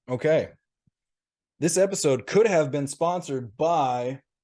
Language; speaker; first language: English; native; English